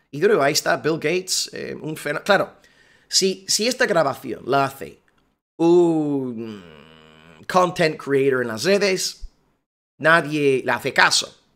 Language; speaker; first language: Spanish; non-native, fluent; English